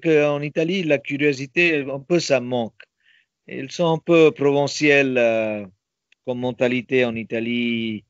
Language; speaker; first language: French; non-native, fluent; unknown